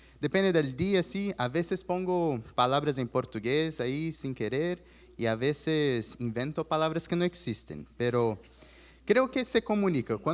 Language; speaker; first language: Spanish; early bilingual, other home language; Portuguese